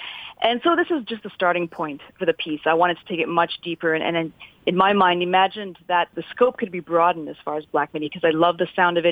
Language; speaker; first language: English; non-native, local second language; French